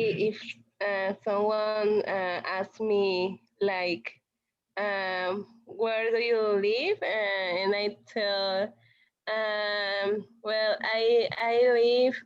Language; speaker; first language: English; non-native, learner; Spanish